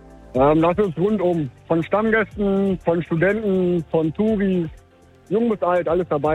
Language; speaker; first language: German; native; German